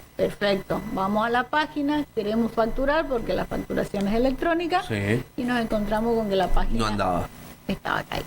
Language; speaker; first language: Spanish; native; Spanish